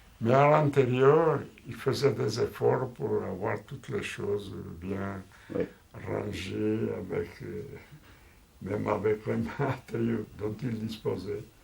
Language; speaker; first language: French; non-native, fluent; Portuguese